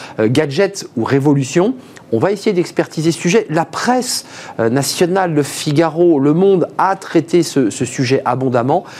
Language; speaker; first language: French; native; French